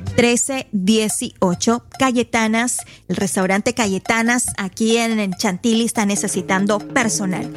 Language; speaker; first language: Spanish; native; Spanish